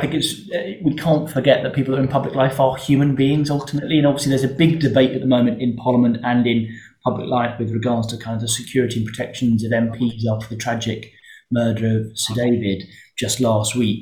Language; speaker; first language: English; native; English